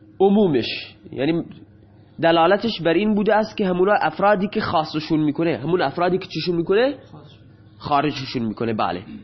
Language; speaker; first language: Persian; non-native, local second language; Baluchi